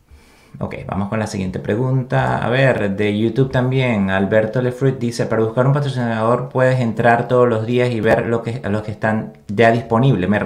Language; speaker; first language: Spanish; native; Spanish